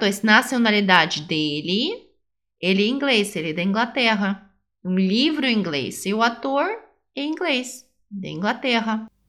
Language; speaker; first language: Portuguese; non-native, fluent; Russian